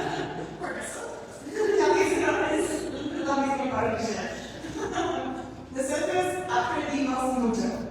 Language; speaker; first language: Spanish; non-native, learner; English